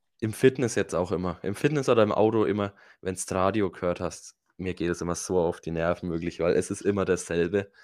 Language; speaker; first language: German; native; German